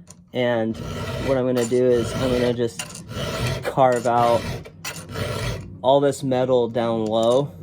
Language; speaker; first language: English; native; English